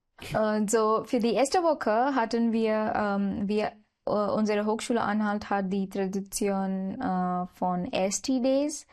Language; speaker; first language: German; non-native, learner; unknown